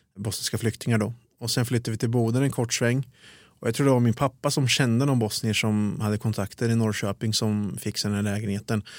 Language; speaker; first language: Swedish; early bilingual, other home language; Bosnian